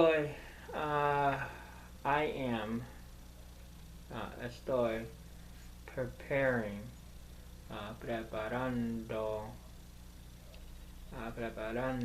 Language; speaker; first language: Spanish; non-native, learner; English